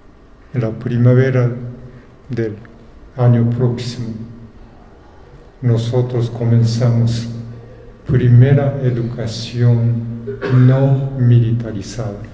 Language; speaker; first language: Spanish; non-native, fluent; Japanese